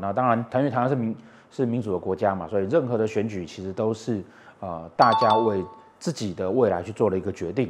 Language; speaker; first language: Chinese; native; Chinese